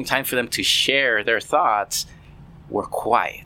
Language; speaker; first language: English; native; English